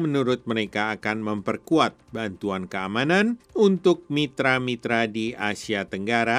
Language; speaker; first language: Indonesian; native; Indonesian